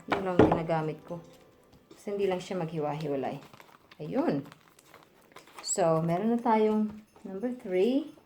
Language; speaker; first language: Filipino; native; Filipino